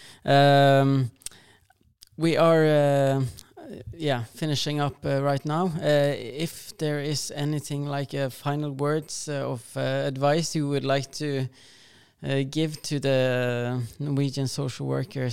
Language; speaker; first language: English; non-native, fluent; Norwegian